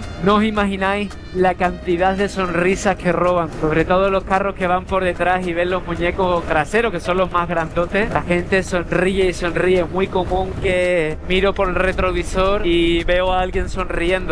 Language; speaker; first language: Spanish; native; Spanish